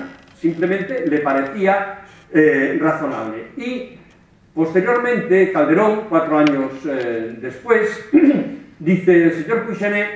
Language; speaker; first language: Spanish; native; Spanish